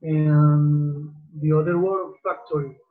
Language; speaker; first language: English; non-native, learner; Spanish